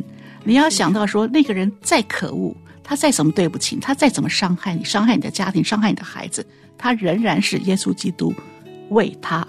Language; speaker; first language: Chinese; native; Chinese